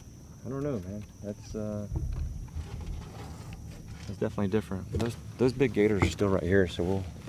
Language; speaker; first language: English; native; English